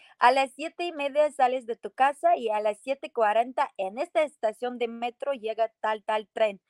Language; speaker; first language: Spanish; non-native, fluent; Ukrainian